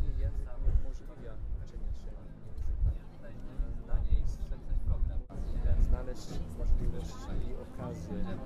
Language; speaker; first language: Polish; non-native, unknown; Italian